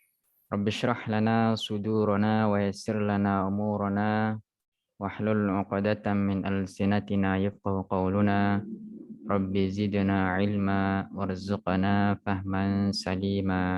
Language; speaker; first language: Arabic; non-native, fluent; Indonesian